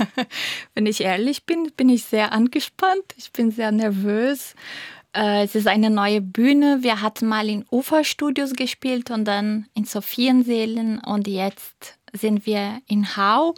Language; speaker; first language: German; non-native, fluent; Portuguese